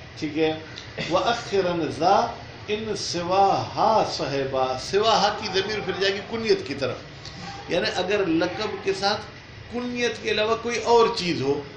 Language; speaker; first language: Urdu; non-native, local second language; Sindhi